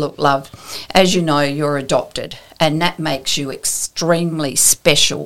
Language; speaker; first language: English; native; English